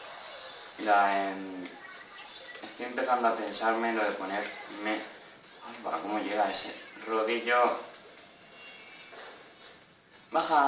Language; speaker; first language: Spanish; native; Spanish